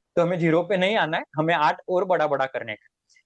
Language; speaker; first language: Hindi; non-native, local second language; Marathi